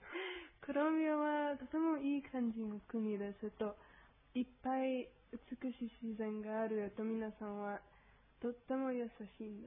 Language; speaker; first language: Japanese; non-native, learner; Spanish